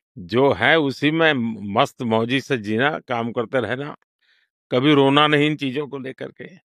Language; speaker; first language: Hindi; non-native, local second language; Gujarati